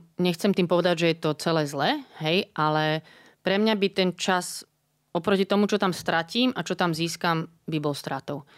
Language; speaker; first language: Slovak; native; Slovak